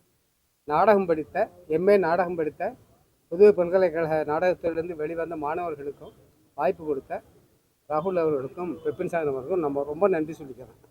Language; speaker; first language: Tamil; native; Tamil